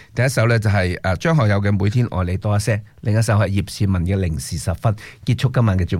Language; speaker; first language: Cantonese; native; Cantonese